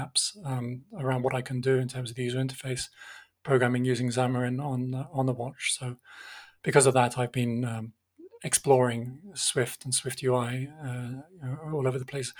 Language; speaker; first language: English; native; English